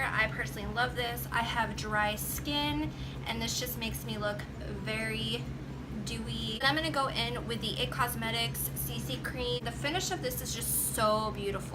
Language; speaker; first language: English; native; English